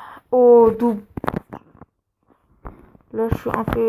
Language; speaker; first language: French; native; French